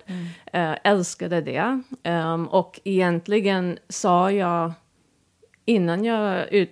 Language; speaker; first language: Swedish; non-native, fluent; English